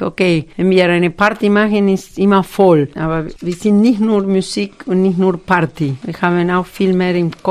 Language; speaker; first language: German; non-native, fluent; Spanish